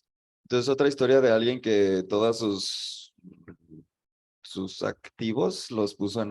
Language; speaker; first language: Spanish; native; Spanish